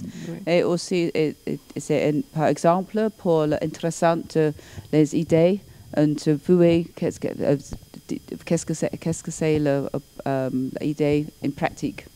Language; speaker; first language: French; non-native, learner; English